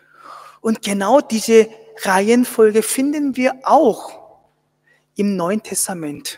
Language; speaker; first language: German; non-native, fluent; Korean